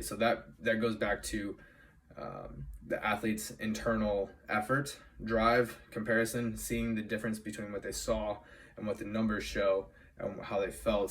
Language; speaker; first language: English; native; English